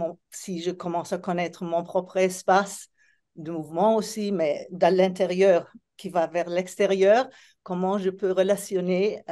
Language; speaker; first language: French; non-native, fluent; Italian